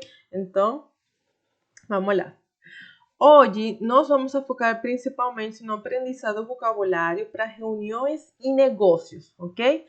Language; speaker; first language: Portuguese; non-native, fluent; Spanish